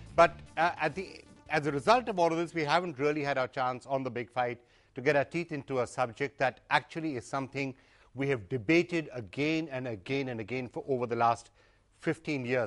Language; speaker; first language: English; non-native, local second language; Hindi